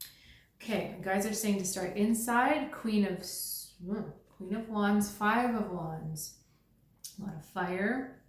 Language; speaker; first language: English; native; English